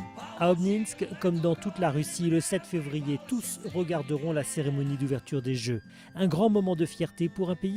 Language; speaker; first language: French; native; French